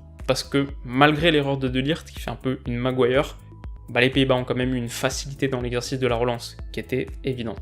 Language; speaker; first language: French; native; French